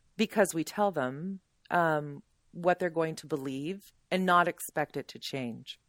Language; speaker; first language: English; native; English